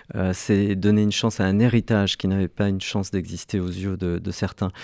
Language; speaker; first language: French; early bilingual, other home language; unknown